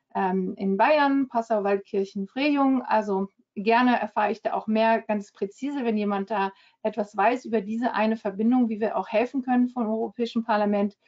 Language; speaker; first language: German; early bilingual, heritage; German